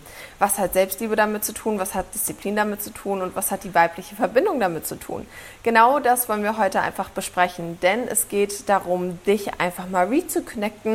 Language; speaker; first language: German; native; German